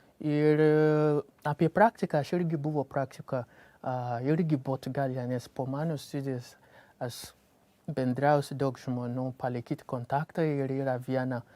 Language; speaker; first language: Lithuanian; non-native, learner; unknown